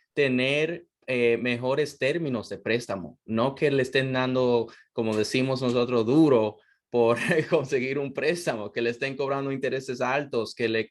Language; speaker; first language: Spanish; non-native, fluent; English